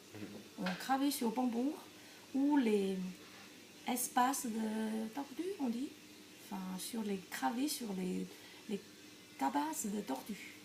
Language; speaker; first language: French; non-native, learner; Chinese